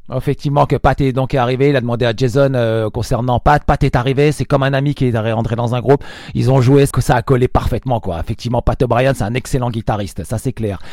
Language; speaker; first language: French; native; French